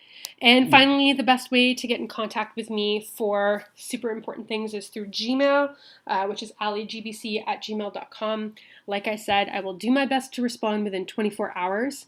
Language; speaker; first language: English; native; English